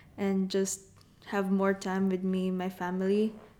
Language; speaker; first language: English; non-native, local second language; Filipino